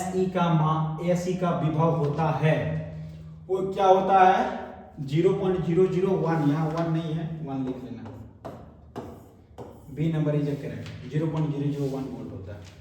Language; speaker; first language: Hindi; native; Hindi